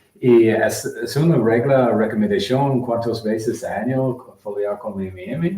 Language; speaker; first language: Spanish; non-native, learner; English